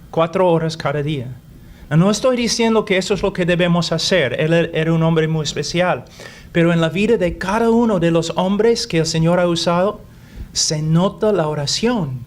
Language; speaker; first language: Spanish; non-native, fluent; English